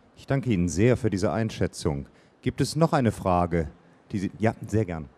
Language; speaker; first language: German; non-native, fluent; Japanese